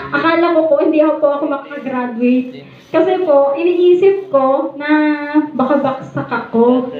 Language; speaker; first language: Filipino; native; Filipino